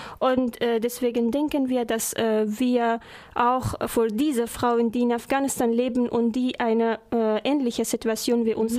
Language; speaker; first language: German; non-native, learner; Persian